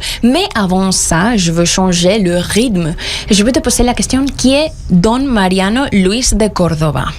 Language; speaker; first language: French; non-native, fluent; Spanish